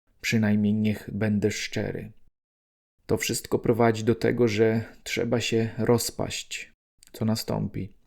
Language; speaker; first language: Polish; native; Polish